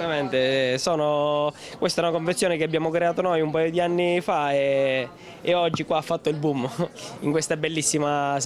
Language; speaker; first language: Italian; native; Italian